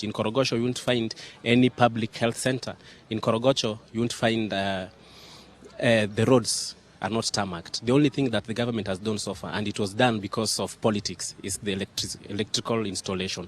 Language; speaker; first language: English; non-native, local second language; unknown